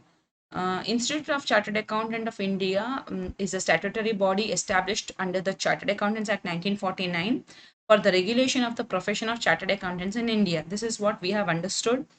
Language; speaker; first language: English; non-native, local second language; Kannada